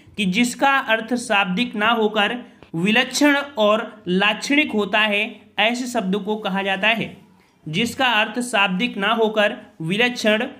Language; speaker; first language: Hindi; native; Hindi